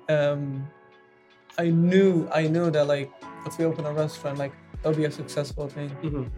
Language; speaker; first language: English; non-native, fluent; Arabic